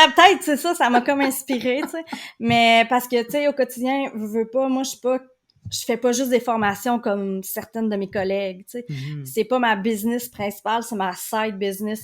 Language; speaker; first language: French; native; French